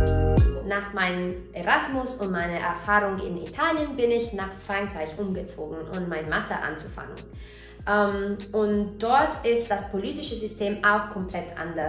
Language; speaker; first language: German; non-native, fluent; Italian